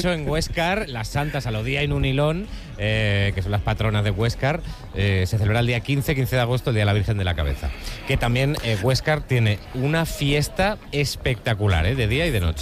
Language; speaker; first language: Spanish; native; Spanish